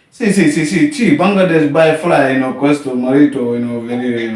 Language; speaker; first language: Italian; non-native, learner; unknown